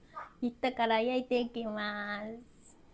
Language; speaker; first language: Japanese; non-native, fluent; Mongolian